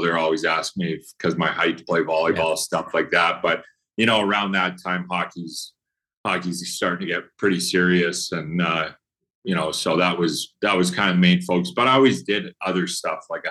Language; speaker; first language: English; native; English